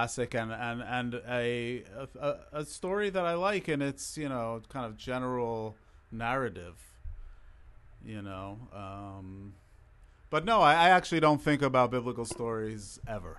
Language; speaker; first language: English; early bilingual, other home language; Hebrew